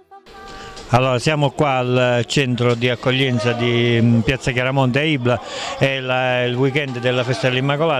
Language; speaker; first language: Italian; native; Italian